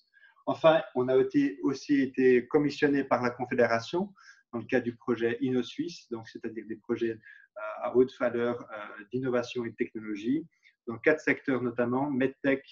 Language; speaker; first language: French; native; French